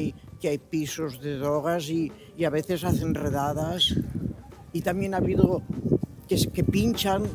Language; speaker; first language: Spanish; native; Spanish